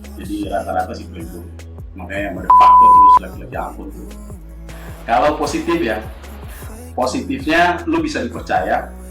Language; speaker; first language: Indonesian; native; Indonesian